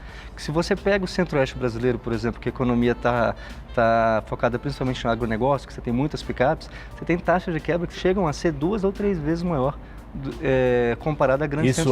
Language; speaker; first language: Portuguese; native; Portuguese